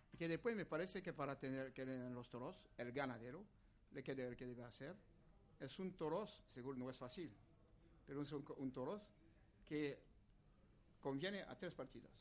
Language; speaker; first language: Spanish; non-native, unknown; French